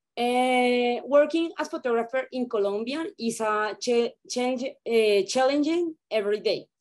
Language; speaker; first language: English; non-native, learner; Spanish